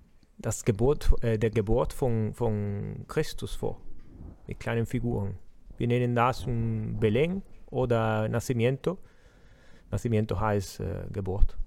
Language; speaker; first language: German; non-native, learner; Spanish